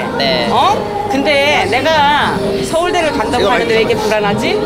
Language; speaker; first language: Korean; native; Korean